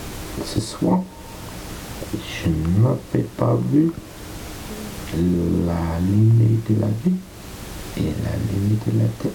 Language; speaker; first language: French; non-native, learner; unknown